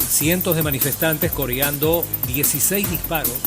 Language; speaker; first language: Spanish; native; Spanish